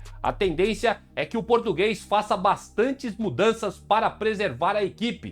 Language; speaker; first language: Portuguese; native; Portuguese